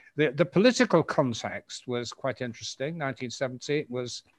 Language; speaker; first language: English; native; English